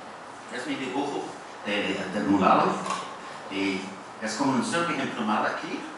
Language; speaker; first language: Spanish; non-native, fluent; English